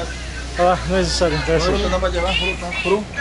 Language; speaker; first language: Spanish; non-native, learner; Portuguese